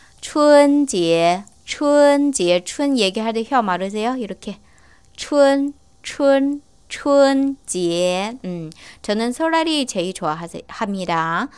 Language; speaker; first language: Korean; non-native, learner; Chinese